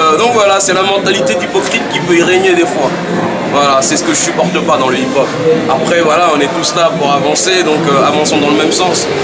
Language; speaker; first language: French; early bilingual, other home language; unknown